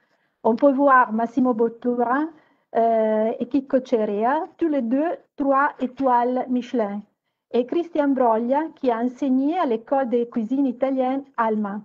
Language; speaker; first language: French; non-native, fluent; Italian